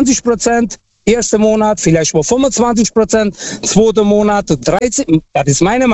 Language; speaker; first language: German; non-native, local second language; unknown